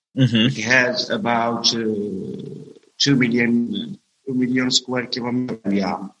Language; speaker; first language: English; non-native, learner; Arabic